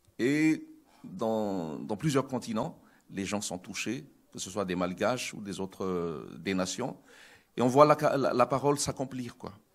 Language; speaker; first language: French; non-native, local second language; Malagasy